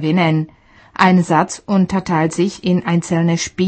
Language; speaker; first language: German; non-native, fluent; Czech